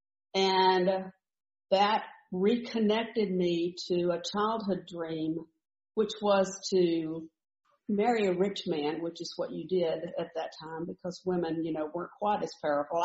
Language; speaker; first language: English; native; English